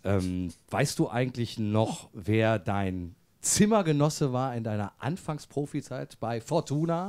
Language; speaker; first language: German; native; German